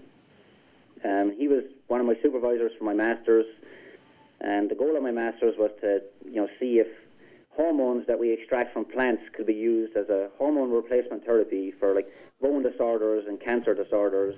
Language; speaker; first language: English; native; English